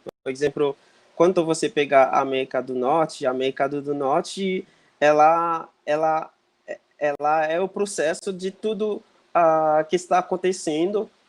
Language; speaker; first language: Portuguese; non-native, fluent; Haitian Creole